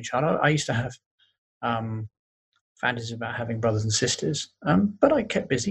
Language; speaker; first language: English; native; English